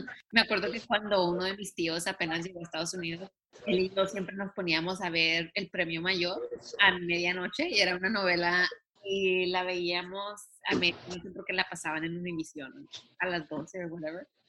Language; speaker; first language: Spanish; early bilingual, heritage; Spanish